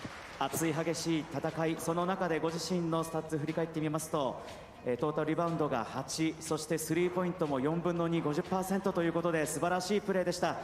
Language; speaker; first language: Japanese; native; Japanese